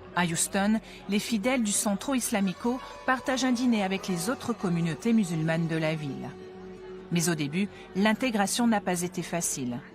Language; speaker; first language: French; native; French